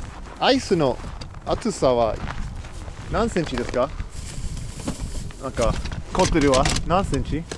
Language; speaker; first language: Japanese; non-native, learner; English